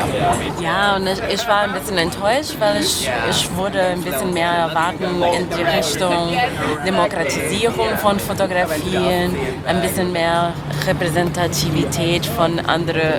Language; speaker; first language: German; non-native, fluent; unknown